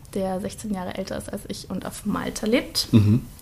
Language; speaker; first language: German; native; German